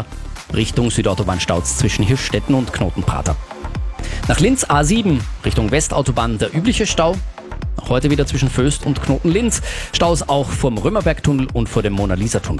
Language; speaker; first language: German; native; German